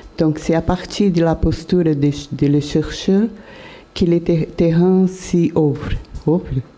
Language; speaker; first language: French; non-native, learner; Portuguese